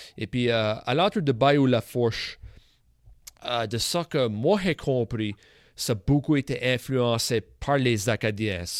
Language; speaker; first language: French; native; French